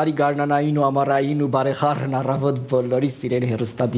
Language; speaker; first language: Armenian; native; Armenian